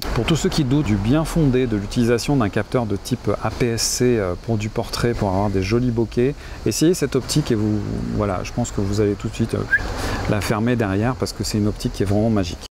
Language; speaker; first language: French; native; French